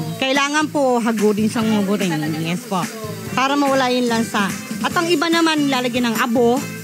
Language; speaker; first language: Filipino; non-native, local second language; Bikol